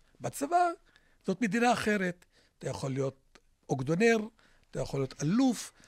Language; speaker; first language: Hebrew; non-native, local second language; Arabic